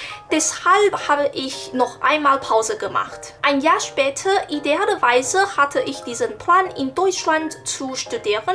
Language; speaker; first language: German; non-native, learner; Chinese